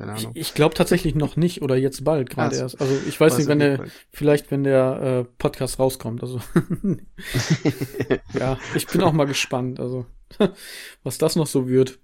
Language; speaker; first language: German; native; German